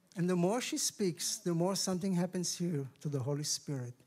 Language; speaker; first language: English; non-native, fluent; Hebrew